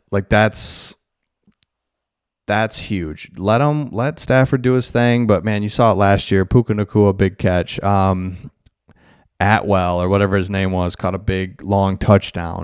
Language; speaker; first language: English; native; English